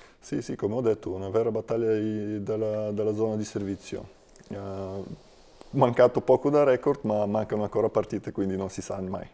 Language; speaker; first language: Italian; non-native, fluent; Bulgarian